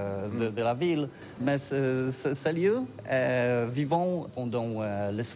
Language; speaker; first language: French; non-native, learner; Polish